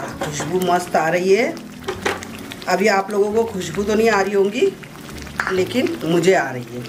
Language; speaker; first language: Hindi; non-native, local second language; Urdu